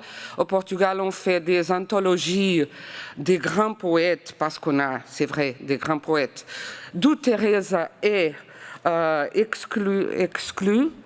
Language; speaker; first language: French; non-native, fluent; Portuguese